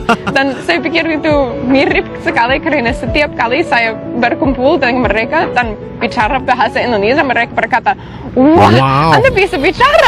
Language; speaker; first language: Indonesian; non-native, learner; English